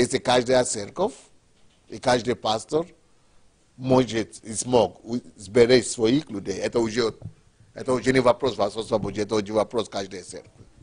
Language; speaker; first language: Russian; non-native, fluent; Yoruba